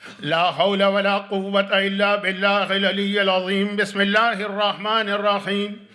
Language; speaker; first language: Urdu; native; Urdu